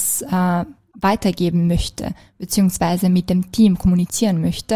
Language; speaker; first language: German; non-native, fluent; Serbian